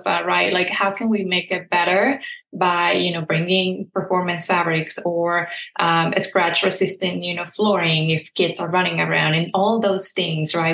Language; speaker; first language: English; non-native, fluent; Spanish